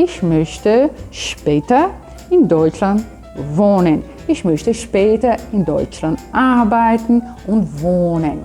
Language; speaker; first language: German; non-native, fluent; Portuguese